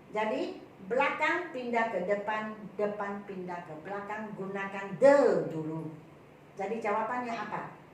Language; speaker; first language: Malay; non-native, local second language; Chinese